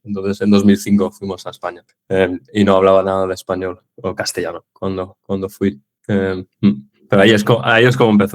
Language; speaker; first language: Spanish; early bilingual, other home language; English